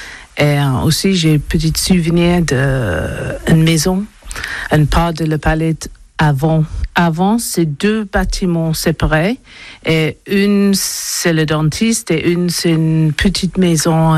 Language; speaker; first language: French; non-native, learner; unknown